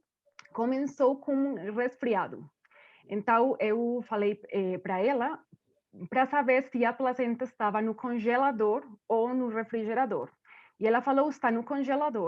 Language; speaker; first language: Portuguese; non-native, fluent; Spanish